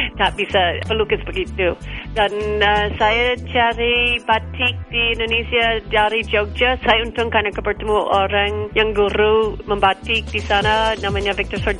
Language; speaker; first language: Indonesian; non-native, learner; English